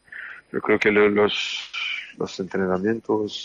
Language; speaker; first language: Spanish; non-native, fluent; French